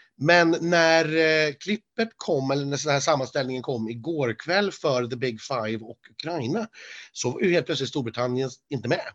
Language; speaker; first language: Swedish; native; Swedish